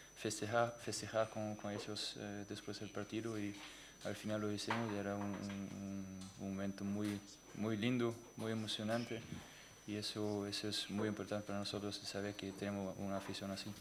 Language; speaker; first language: Spanish; non-native, learner; German